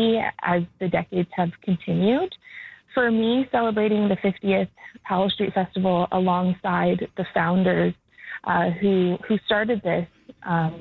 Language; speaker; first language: English; native; English